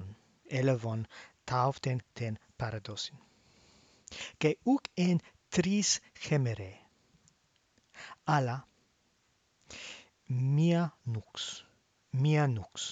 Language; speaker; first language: Greek; non-native, learner; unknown